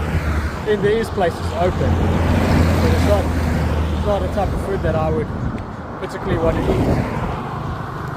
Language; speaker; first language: English; native; English